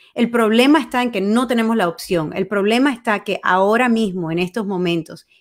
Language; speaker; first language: Spanish; native; Spanish